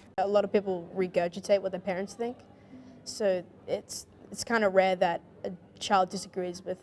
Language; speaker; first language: English; native; English